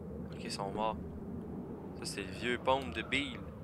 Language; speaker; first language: French; native; French